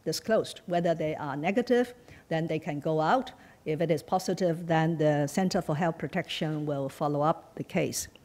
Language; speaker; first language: English; non-native, local second language; Chinese